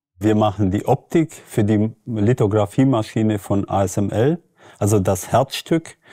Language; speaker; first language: German; native; German